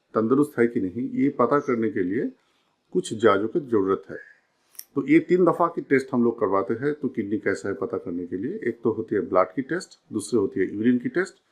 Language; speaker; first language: Hindi; non-native, local second language; Bangla